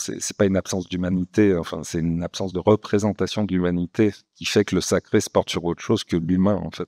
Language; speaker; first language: French; native; French